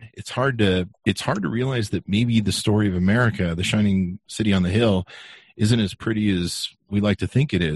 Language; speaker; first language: English; native; English